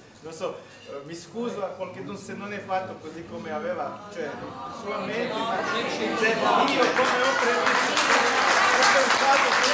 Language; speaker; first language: Italian; non-native, fluent; Croatian